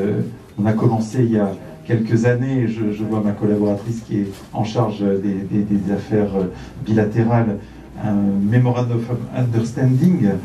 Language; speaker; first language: French; native; French